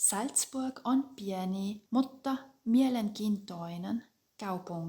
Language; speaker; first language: Finnish; non-native, fluent; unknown